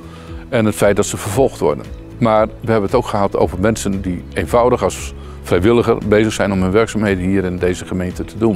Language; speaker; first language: Dutch; native; Dutch